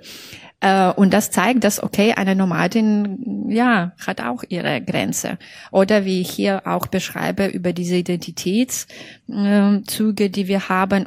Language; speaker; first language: German; non-native, fluent; Belarusian